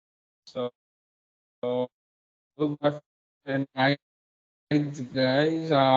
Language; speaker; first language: English; non-native, fluent; Spanish